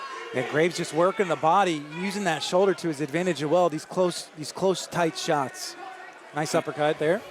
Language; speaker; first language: English; native; English